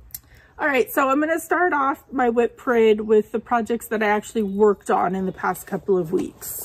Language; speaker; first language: English; native; English